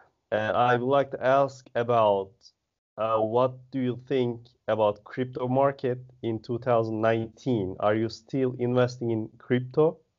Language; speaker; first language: English; non-native, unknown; Turkish